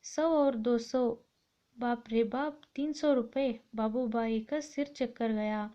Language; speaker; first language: Hindi; non-native, local second language; Kannada